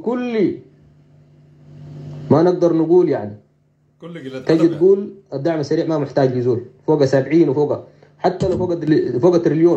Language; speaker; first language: Arabic; native; Arabic